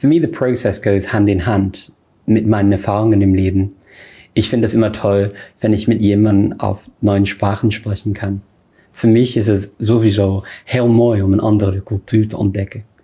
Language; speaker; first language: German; non-native, fluent; English